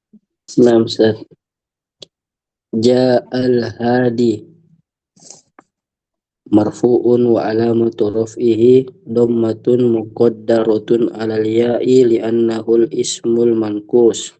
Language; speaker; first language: Arabic; non-native, learner; Indonesian